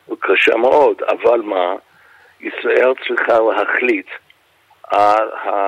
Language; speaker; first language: Hebrew; non-native, fluent; English